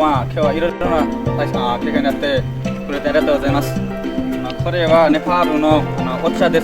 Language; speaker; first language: Japanese; non-native, learner; Nepali